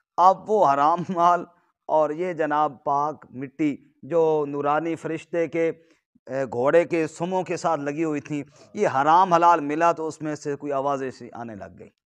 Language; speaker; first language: Urdu; non-native, local second language; Punjabi